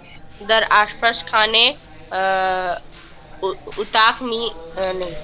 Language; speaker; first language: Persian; non-native, learner; Urdu